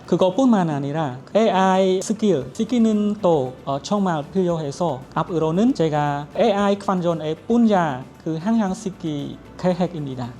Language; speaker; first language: Korean; non-native, learner; Khmer